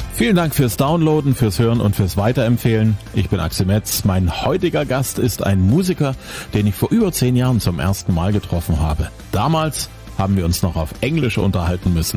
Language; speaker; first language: German; native; German